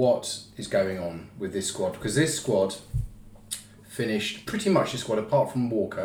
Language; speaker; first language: English; native; English